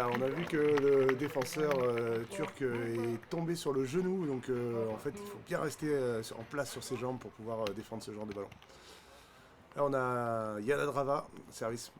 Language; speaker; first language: French; native; French